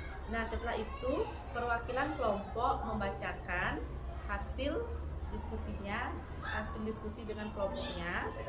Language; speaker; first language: Indonesian; native; Indonesian